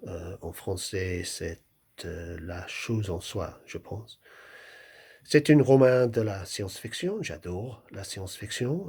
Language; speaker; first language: French; non-native, fluent; English